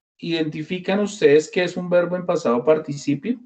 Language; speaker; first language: Spanish; non-native, fluent; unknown